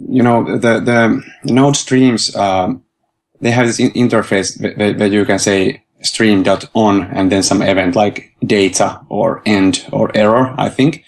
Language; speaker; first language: English; non-native, fluent; Finnish